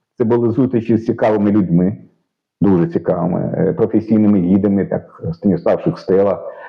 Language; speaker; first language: Ukrainian; non-native, local second language; Russian